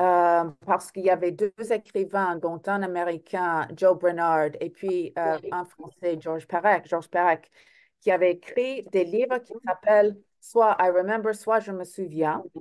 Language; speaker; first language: French; non-native, fluent; English